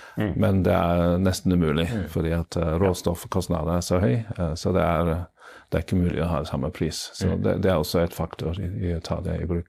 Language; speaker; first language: Norwegian; non-native, fluent; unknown